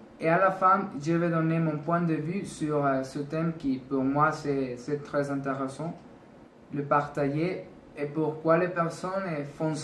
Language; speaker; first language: French; non-native, learner; Spanish